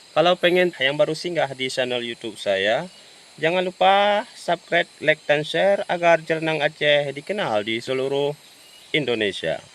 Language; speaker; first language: Indonesian; non-native, local second language; Achinese